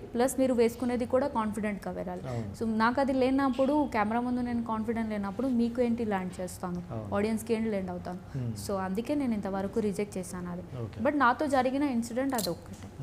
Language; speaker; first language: Telugu; non-native, learner; Odia